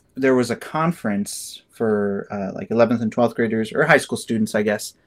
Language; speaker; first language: English; native; English